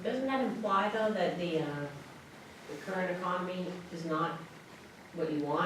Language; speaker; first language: English; native; English